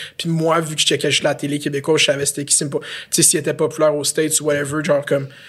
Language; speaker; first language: French; native; French